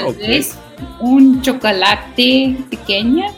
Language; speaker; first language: Spanish; non-native, learner; Afrikaans